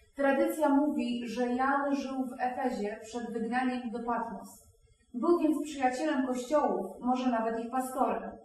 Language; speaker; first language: Polish; native; Polish